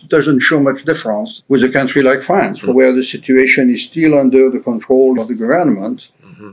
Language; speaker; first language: English; non-native, fluent; French